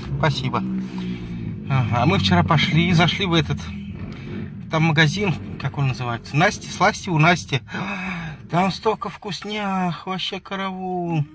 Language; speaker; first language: Russian; native; Russian